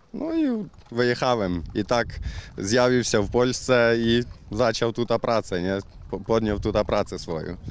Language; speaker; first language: Polish; non-native, learner; Ukrainian